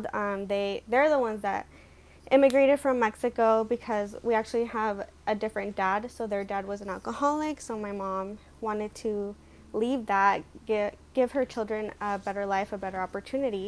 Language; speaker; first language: English; native; English